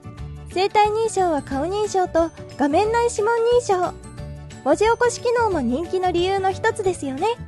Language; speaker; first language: Japanese; native; Japanese